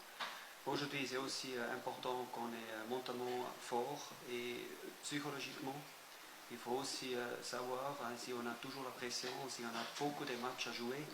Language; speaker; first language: French; non-native, fluent; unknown